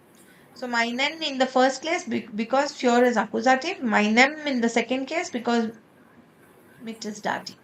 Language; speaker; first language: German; non-native, fluent; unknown